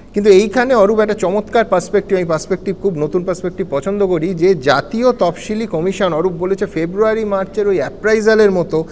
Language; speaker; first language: Bangla; native; Bangla